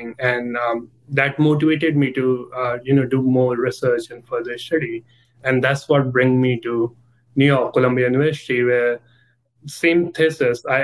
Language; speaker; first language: English; non-native, local second language; Hindi